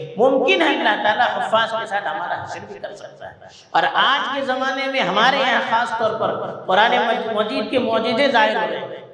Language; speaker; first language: Urdu; non-native, local second language; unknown